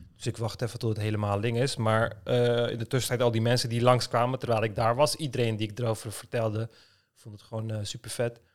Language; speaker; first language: Dutch; early bilingual, other home language; Turkish